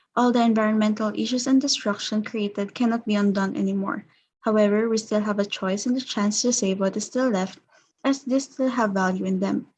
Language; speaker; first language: English; non-native, local second language; Filipino